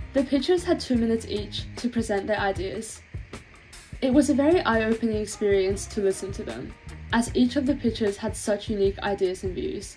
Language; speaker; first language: English; native; English